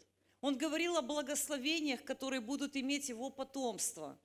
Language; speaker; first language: Russian; native; Russian